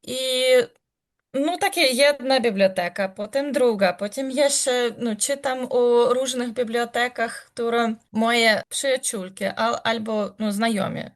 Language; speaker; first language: Polish; non-native, learner; Ukrainian